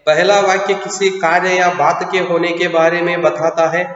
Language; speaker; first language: Hindi; non-native, local second language; Kannada